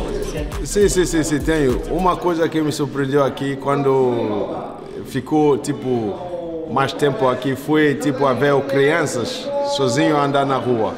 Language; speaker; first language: Portuguese; non-native, learner; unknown